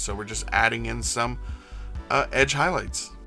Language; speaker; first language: English; native; English